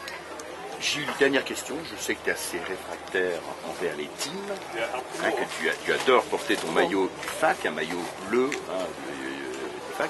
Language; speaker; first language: French; native; French